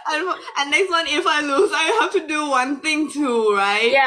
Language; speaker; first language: English; non-native, learner; Thai